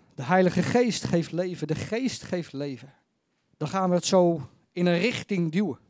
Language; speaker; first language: Dutch; native; Dutch